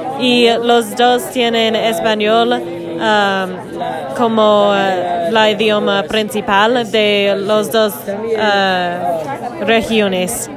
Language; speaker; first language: Spanish; non-native, learner; English